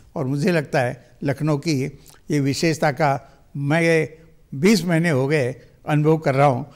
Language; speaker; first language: Hindi; non-native, local second language; Marathi